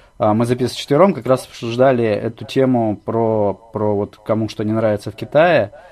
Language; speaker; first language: Russian; native; Russian